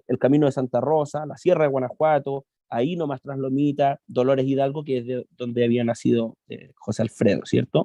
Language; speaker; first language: Spanish; native; Spanish